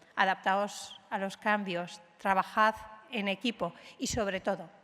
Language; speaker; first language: Spanish; native; Spanish